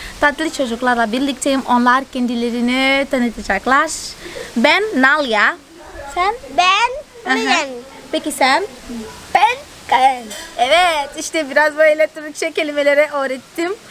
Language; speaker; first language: Turkish; non-native, fluent; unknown